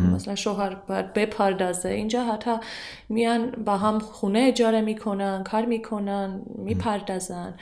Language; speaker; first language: Persian; non-native, fluent; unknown